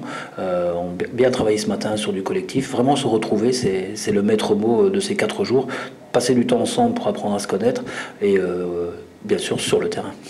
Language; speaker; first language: French; native; French